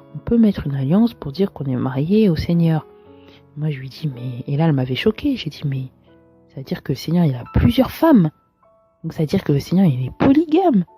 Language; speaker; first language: French; native; French